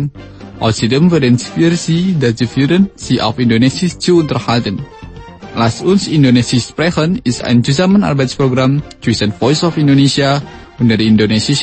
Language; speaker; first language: German; non-native, fluent; Indonesian